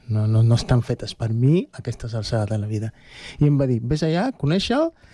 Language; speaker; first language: Catalan; non-native, fluent; Spanish